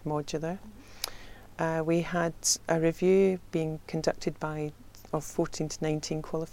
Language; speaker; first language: English; native; English